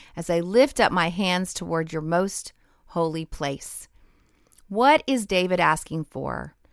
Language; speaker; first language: English; native; English